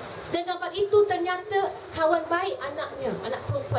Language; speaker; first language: Malay; native; Malay